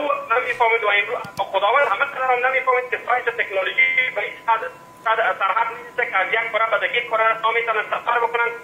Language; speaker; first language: Persian; native; Persian